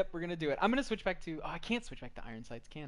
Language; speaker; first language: English; native; English